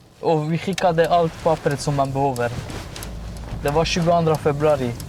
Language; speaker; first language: Swedish; non-native, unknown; Persian